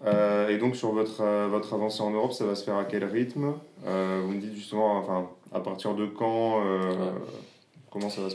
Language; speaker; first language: French; native; French